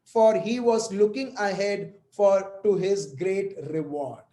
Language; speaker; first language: English; non-native, local second language; Hindi